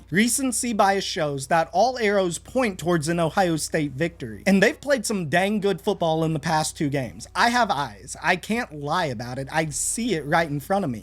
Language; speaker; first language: English; native; English